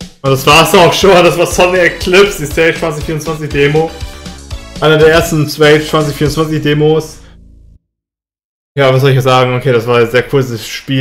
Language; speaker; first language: German; native; German